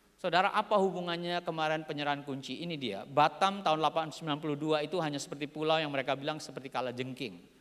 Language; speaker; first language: Indonesian; native; Indonesian